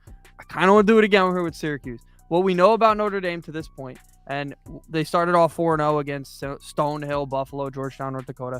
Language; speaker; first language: English; native; English